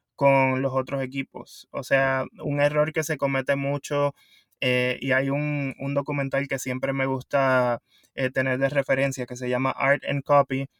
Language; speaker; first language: Spanish; native; Spanish